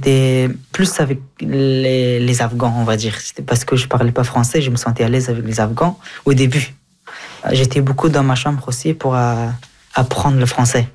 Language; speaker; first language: French; non-native, fluent; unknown